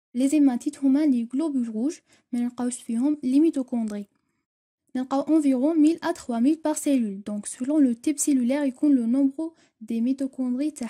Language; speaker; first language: French; non-native, local second language; Arabic